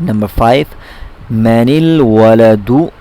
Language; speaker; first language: Arabic; non-native, fluent; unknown